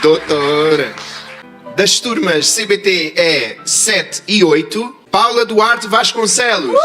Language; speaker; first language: Portuguese; native; Portuguese